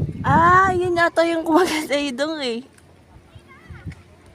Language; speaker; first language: Filipino; native; Filipino